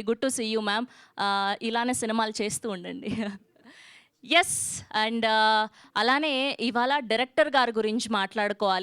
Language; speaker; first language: Telugu; native; Telugu